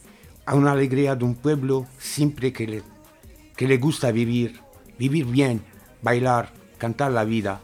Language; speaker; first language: Spanish; non-native, fluent; Arabic